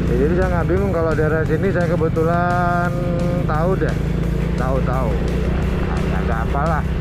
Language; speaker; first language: Indonesian; non-native, local second language; Madurese